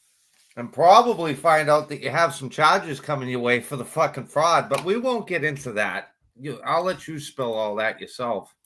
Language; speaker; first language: English; native; English